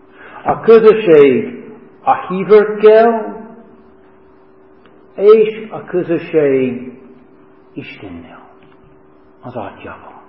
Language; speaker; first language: Hungarian; non-native, fluent; English